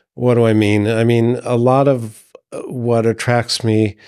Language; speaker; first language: English; native; English